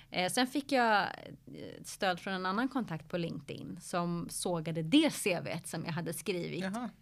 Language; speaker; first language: Swedish; early bilingual, other home language; Arabic